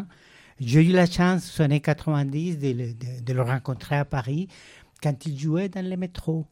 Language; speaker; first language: French; non-native, fluent; Spanish